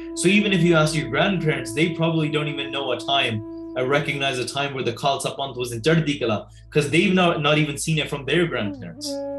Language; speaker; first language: English; early bilingual, other home language; Punjabi